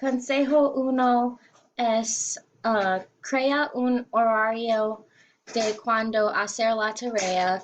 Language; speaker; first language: Spanish; non-native, learner; English